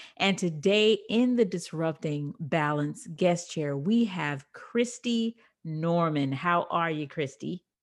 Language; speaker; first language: English; native; English